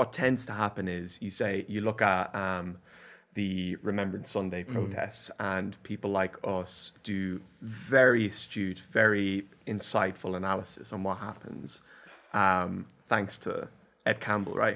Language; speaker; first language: English; native; English